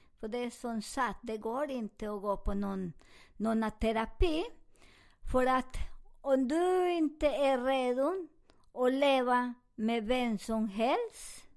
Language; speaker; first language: Swedish; non-native, learner; Spanish